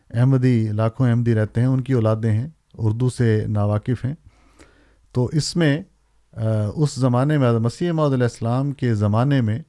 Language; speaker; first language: Urdu; native; Urdu